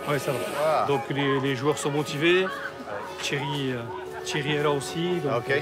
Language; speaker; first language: French; native; French